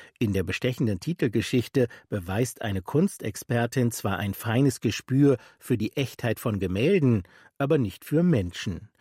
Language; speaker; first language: German; native; German